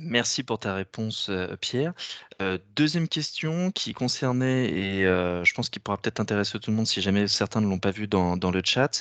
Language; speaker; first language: French; native; French